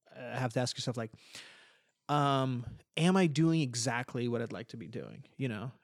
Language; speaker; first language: English; early bilingual, other home language; Ukrainian